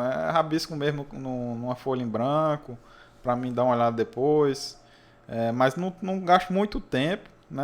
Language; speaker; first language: Portuguese; native; Portuguese